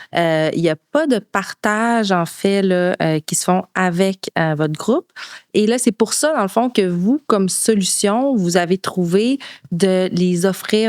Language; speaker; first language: French; native; French